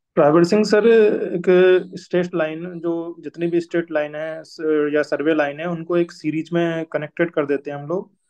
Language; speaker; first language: Hindi; native; Hindi